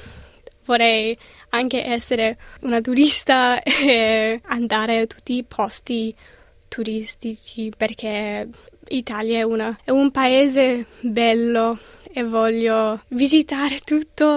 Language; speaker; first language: Italian; non-native, learner; English